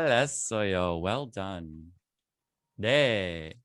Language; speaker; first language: Korean; non-native, fluent; English